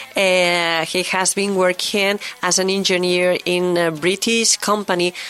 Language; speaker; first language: English; non-native, fluent; Catalan